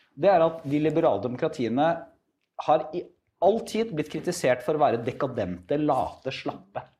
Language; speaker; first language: Norwegian; native; Norwegian